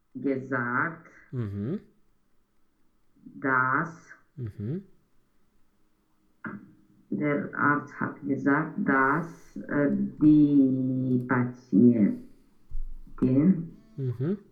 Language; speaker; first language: German; non-native, learner; Romanian